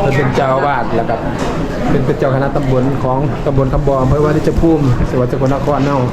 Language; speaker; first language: Thai; native; Thai